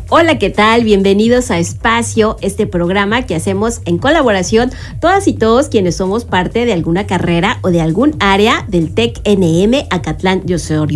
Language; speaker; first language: Spanish; native; Spanish